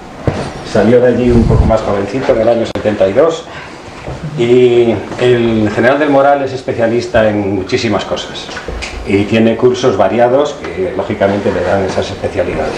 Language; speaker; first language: Spanish; native; Spanish